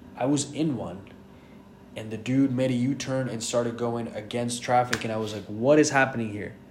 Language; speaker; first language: English; non-native, fluent; Spanish